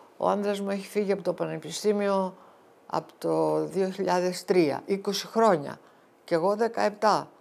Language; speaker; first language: Greek; early bilingual, heritage; Greek